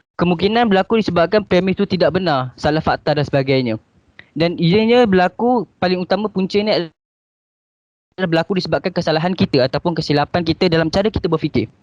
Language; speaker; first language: Malay; native; Malay